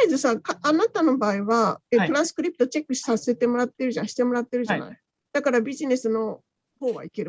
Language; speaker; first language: Japanese; native; Japanese